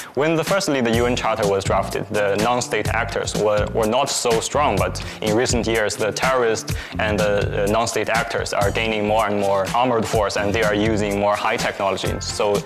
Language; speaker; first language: English; non-native, fluent; Chinese